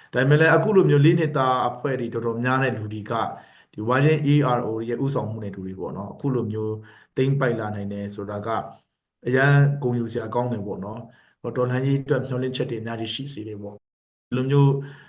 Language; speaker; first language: Burmese; non-native, local second language; Hakha Chin